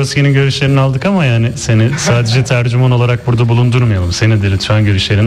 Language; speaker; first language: Turkish; native; Turkish